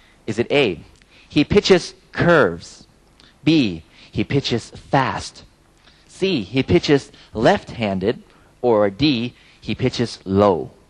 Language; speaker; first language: English; non-native, fluent; Thai